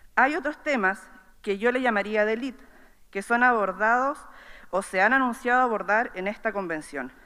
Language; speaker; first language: Spanish; native; Spanish